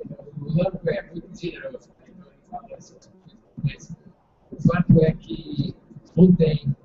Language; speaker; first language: Portuguese; non-native, fluent; English